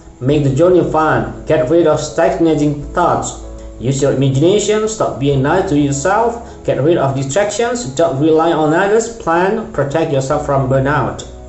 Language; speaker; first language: English; non-native, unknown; Indonesian